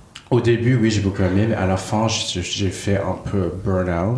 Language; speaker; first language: French; non-native, fluent; Cantonese